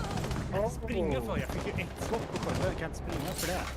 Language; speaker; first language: Swedish; native; Swedish